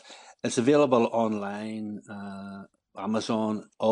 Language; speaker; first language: English; native; English